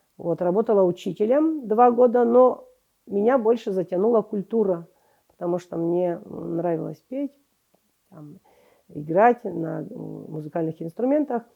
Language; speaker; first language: Russian; non-native, local second language; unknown